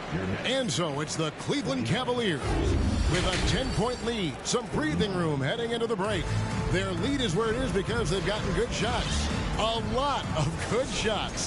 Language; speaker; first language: English; native; English